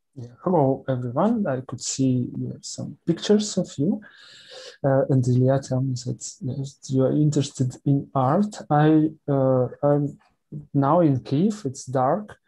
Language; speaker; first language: English; non-native, learner; Ukrainian